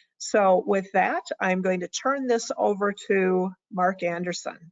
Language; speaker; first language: English; native; English